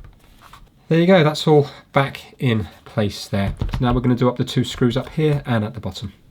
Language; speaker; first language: English; native; English